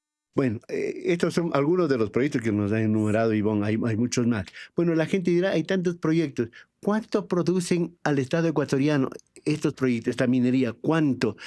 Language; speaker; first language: Spanish; native; Spanish